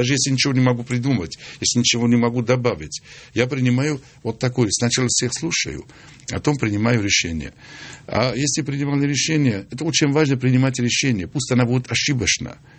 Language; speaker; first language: Russian; non-native, local second language; Armenian